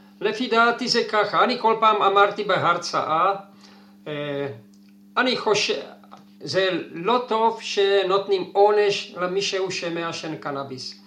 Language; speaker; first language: Hebrew; non-native, fluent; Czech